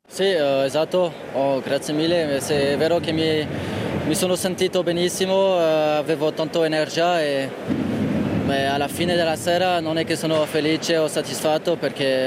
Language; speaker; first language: Italian; non-native, learner; French